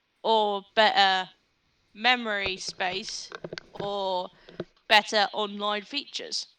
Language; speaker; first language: English; native; English